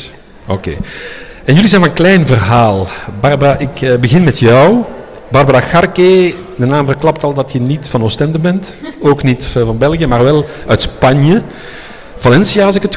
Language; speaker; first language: Dutch; native; Dutch